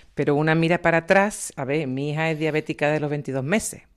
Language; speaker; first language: Spanish; native; Spanish